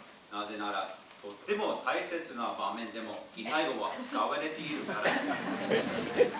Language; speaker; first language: Japanese; non-native, learner; English